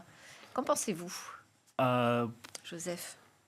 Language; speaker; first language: French; native; French